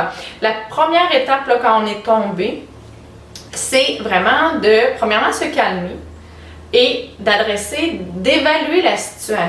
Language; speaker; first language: French; native; French